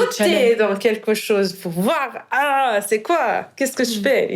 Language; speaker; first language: French; non-native, fluent; Persian